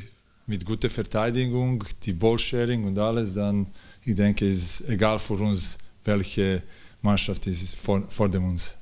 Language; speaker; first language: German; non-native, learner; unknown